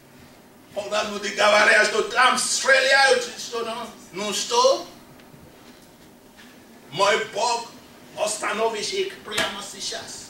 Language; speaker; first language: Russian; non-native, fluent; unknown